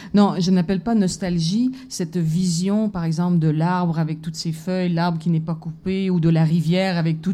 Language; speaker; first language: French; native; French